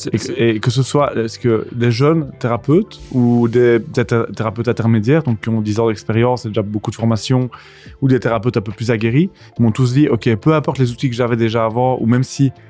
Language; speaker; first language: French; native; French